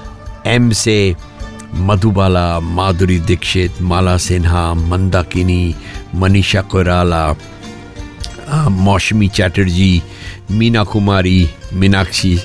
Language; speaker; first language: Hindi; native; Hindi